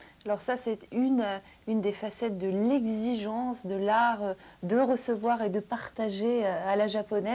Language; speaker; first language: French; native; French